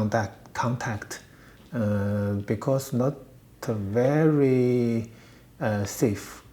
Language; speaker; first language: English; non-native, learner; Chinese